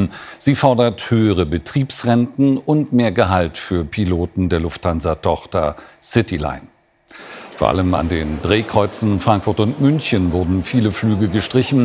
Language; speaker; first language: German; native; German